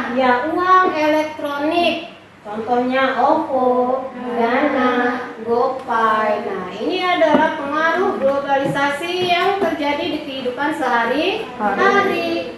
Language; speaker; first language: Indonesian; native; Indonesian